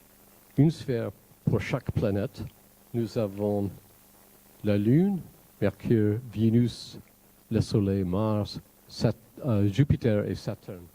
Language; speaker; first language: French; non-native, fluent; English